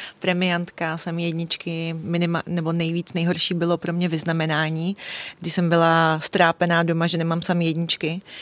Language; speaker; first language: Czech; early bilingual, other home language; Russian